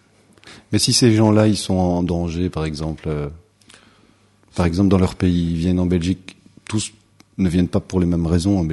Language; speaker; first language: French; native; French